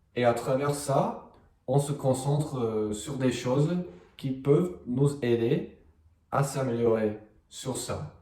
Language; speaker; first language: French; non-native, fluent; English